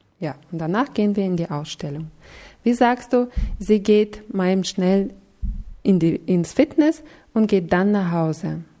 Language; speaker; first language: German; non-native, fluent; Russian